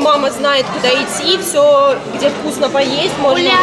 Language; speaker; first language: Russian; native; Russian